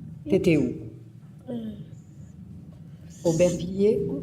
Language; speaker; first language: French; native; French